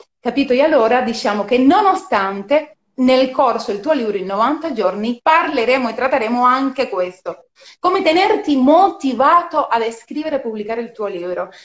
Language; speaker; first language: Italian; non-native, fluent; Spanish